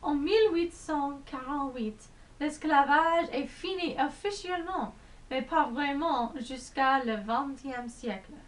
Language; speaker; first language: French; non-native, learner; English